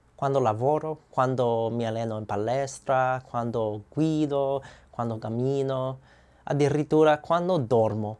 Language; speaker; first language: Italian; non-native, learner; English